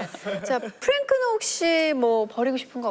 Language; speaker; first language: Korean; native; Korean